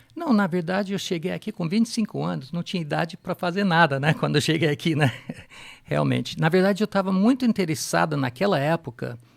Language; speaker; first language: Portuguese; non-native, fluent; English